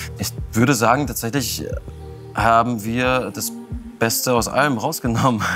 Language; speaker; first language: German; early bilingual, other home language; Russian